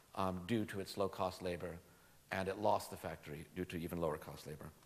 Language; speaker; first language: English; native; English